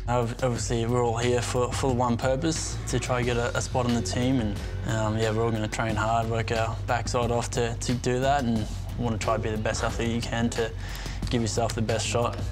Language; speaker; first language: English; native; English